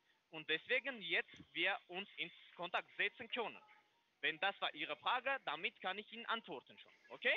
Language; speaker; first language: German; non-native, fluent; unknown